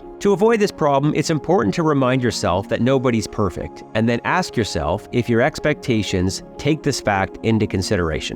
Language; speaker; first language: English; native; English